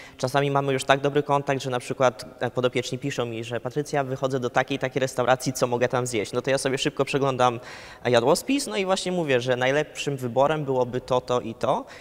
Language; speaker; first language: Polish; early bilingual, heritage; Polish